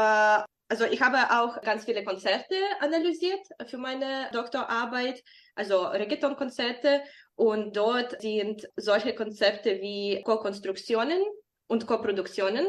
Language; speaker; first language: German; non-native, fluent; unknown